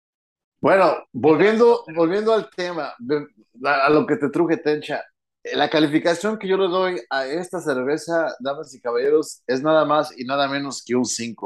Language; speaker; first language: Spanish; early bilingual, heritage; Spanish